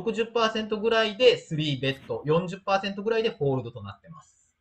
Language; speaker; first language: Japanese; native; Japanese